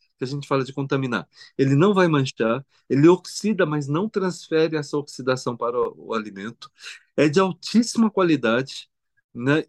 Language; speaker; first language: Portuguese; early bilingual, other home language; Korean